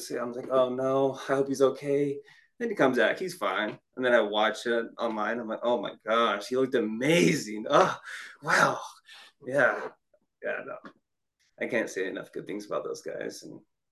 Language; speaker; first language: English; native; English